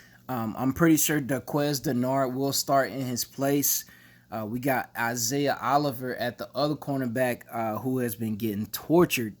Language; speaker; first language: English; native; English